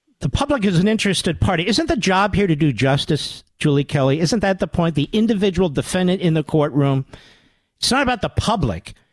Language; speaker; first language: English; native; English